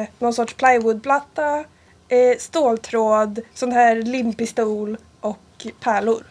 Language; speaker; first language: Swedish; early bilingual, other home language; Italian